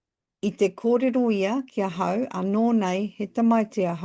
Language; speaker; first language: Māori; non-native, local second language; English